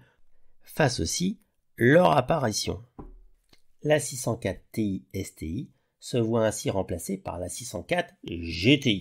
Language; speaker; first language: French; native; French